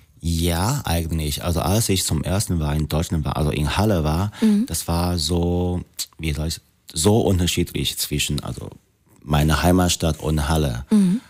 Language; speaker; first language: German; non-native, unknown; Chinese